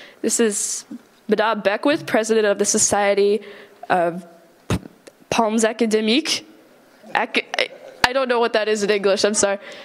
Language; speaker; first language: English; native; English